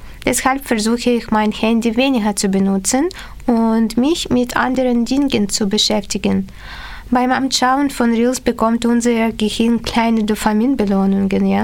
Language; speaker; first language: German; non-native, learner; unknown